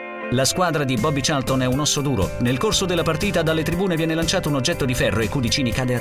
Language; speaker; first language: Italian; native; Italian